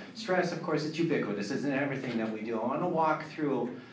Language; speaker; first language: English; native; English